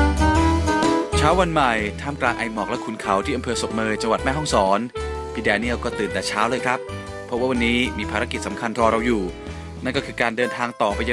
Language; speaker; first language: Thai; native; Thai